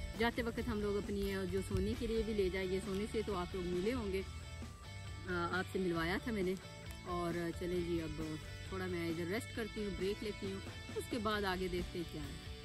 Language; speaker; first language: Urdu; non-native, local second language; Punjabi